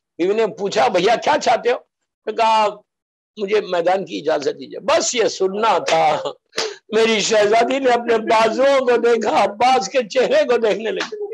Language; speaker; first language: Urdu; native; Urdu